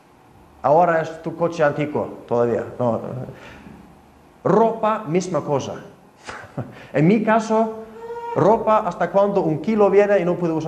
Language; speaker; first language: Spanish; non-native, fluent; Icelandic